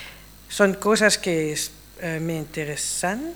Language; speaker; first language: Spanish; non-native, fluent; English